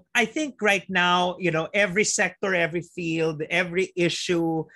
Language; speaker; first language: English; non-native, local second language; Filipino